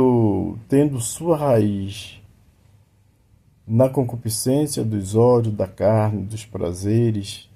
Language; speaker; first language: Portuguese; native; Portuguese